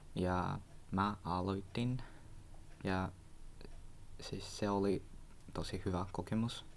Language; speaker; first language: Finnish; non-native, learner; Russian